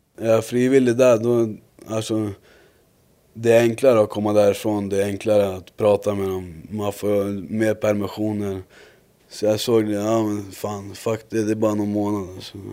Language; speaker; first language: Swedish; native; Swedish